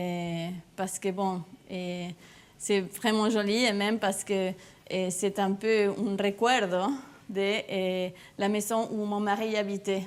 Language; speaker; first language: French; non-native, fluent; Spanish